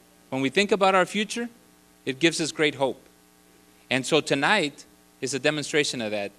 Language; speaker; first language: English; early bilingual, other home language; Spanish